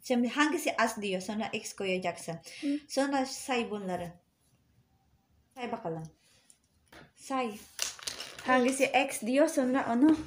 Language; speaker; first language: Turkish; non-native, learner; Filipino